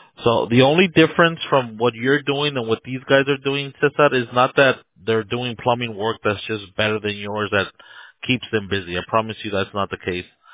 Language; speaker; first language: English; early bilingual, other home language; Spanish